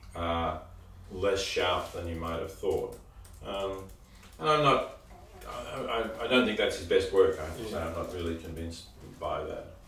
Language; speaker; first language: English; native; English